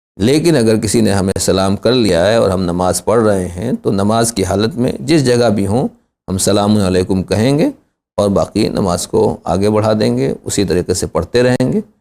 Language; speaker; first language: Urdu; native; Urdu